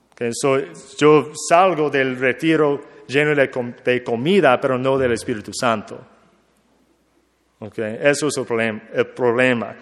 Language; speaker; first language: Spanish; non-native, learner; English